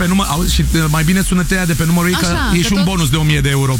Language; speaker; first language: Romanian; native; Romanian